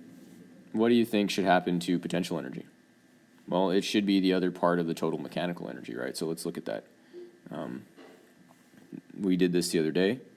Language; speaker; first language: English; native; English